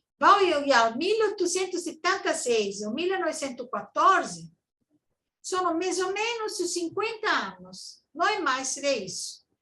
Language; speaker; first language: Portuguese; non-native, learner; Italian